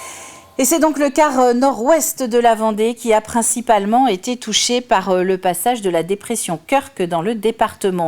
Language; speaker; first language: French; native; French